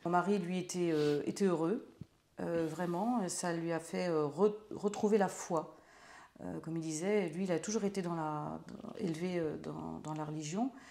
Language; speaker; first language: French; native; French